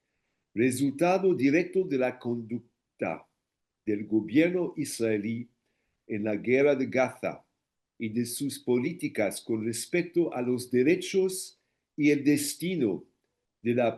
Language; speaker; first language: Spanish; non-native, fluent; English